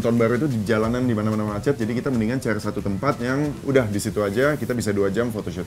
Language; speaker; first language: Indonesian; native; Indonesian